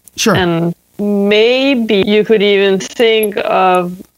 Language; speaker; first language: English; non-native, fluent; Danish